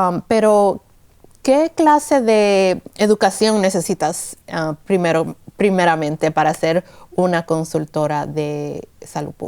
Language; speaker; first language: Spanish; early bilingual, heritage; Spanish